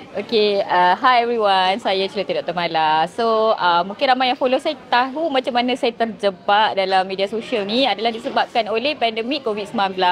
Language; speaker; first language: Malay; non-native, local second language; Tamil